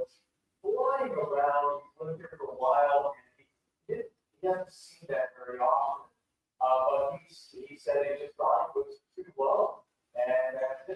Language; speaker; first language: English; native; English